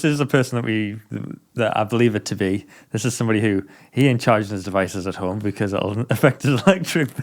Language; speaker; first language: English; native; English